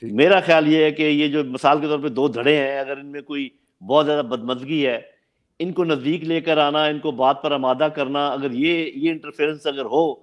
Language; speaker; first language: Urdu; non-native, local second language; Punjabi